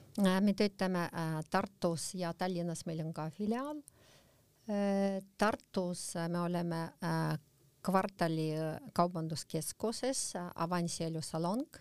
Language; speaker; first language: Estonian; non-native, local second language; Russian